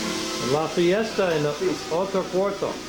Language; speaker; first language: Spanish; non-native, learner; English